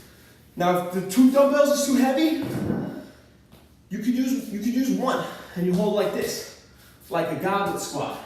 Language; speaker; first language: English; native; English